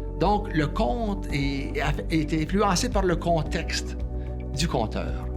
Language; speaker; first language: French; native; French